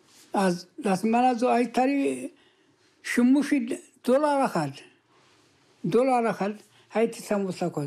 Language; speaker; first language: Hebrew; early bilingual, other home language; Amharic